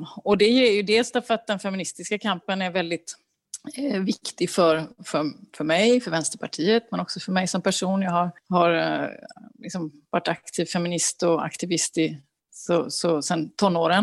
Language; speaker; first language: Swedish; native; Swedish